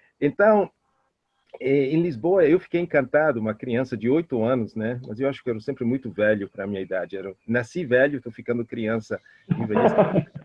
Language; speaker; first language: Portuguese; non-native, fluent; Italian